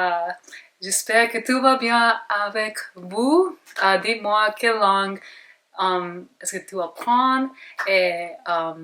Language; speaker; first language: French; non-native, learner; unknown